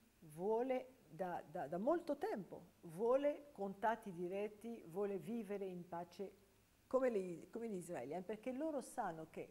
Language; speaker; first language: Italian; non-native, fluent; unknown